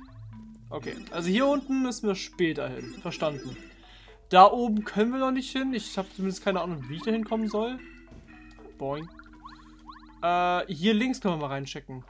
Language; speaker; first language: German; native; German